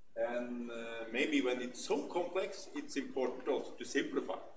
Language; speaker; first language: English; non-native, fluent; Norwegian